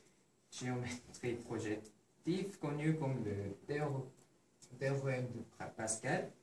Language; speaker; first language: French; non-native, learner; Korean